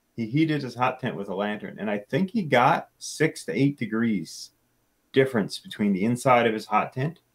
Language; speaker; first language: English; native; English